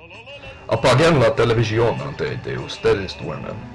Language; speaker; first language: Spanish; non-native, learner; English